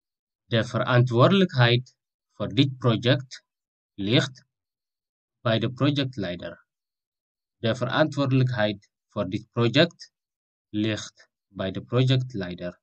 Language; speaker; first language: Dutch; non-native, fluent; Tigrinya